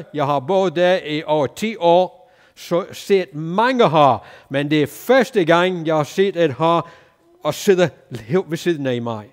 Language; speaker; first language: Danish; non-native, fluent; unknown